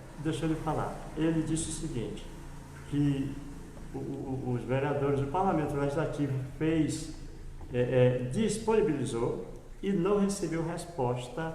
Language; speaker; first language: Portuguese; native; Portuguese